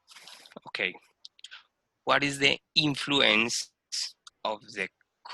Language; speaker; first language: English; non-native, learner; Spanish